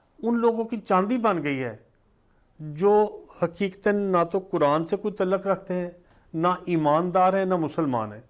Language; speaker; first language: Urdu; non-native, local second language; Punjabi